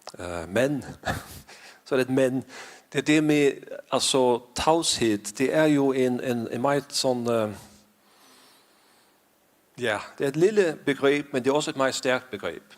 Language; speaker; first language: Danish; non-native, fluent; Faroese